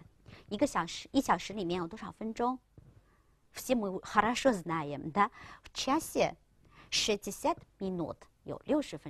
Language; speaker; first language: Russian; non-native, fluent; Chinese